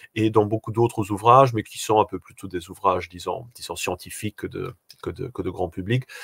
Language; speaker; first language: French; native; French